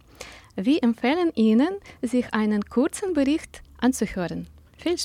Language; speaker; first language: German; non-native, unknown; Ukrainian